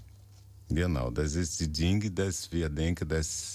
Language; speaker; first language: German; non-native, fluent; Portuguese